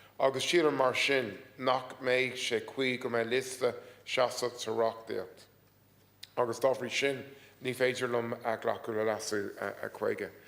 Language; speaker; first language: Irish; non-native, local second language; English